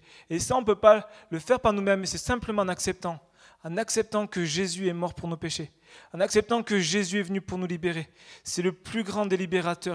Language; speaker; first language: French; native; French